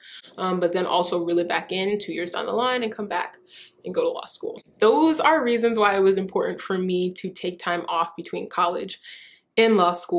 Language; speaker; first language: English; early bilingual, other home language; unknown